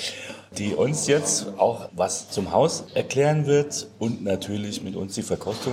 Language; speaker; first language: German; native; German